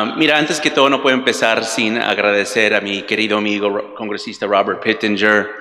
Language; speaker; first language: Spanish; early bilingual, heritage; Spanish